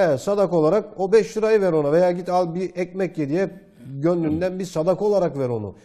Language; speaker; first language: Turkish; native; Turkish